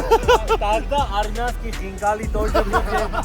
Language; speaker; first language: Russian; non-native, fluent; Armenian